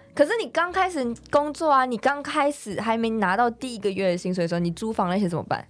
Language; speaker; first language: Chinese; native; Chinese